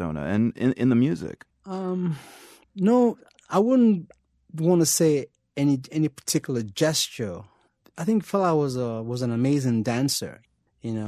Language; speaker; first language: English; non-native, local second language; Yoruba